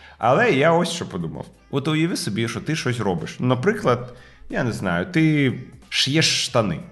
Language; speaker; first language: Ukrainian; non-native, local second language; Russian